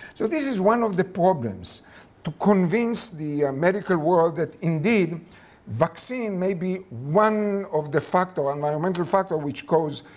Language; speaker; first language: English; non-native, fluent; Hebrew